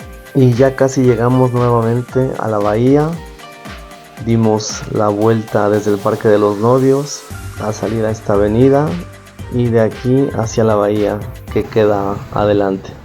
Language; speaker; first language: Spanish; native; Spanish